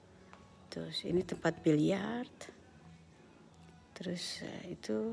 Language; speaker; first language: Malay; non-native, local second language; Sundanese